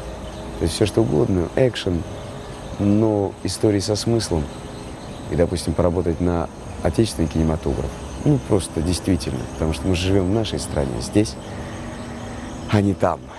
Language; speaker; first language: Russian; native; Russian